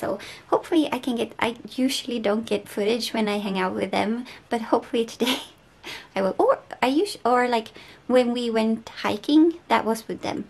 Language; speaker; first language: English; non-native, fluent; Swedish